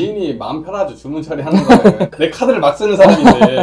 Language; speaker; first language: Korean; native; Korean